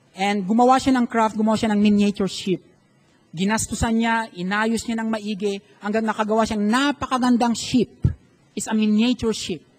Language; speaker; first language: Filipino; non-native, local second language; Iloko